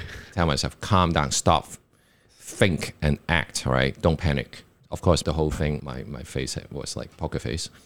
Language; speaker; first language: English; non-native, local second language; Cantonese